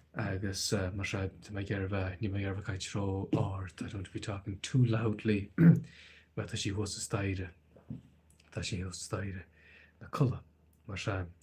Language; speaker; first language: Irish; native; Irish